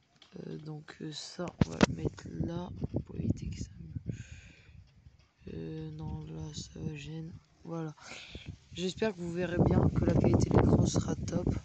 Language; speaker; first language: French; native; French